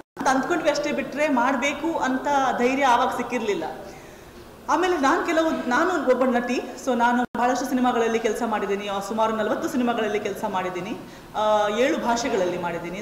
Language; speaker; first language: Kannada; non-native, local second language; Konkani